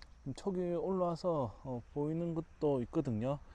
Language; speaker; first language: Korean; native; Korean